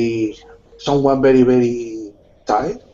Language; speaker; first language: English; non-native, learner; Spanish